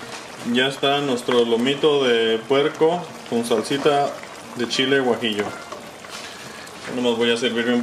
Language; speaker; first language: Spanish; native; Spanish